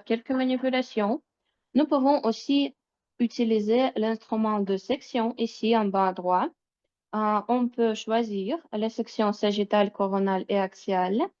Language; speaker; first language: French; non-native, fluent; Russian